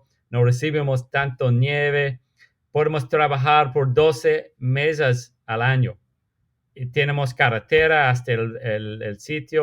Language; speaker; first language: Spanish; non-native, fluent; English